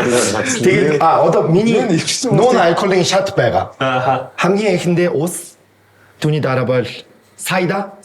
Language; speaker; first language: Mongolian; non-native, fluent; Korean